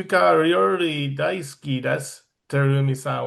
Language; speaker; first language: Japanese; non-native, learner; English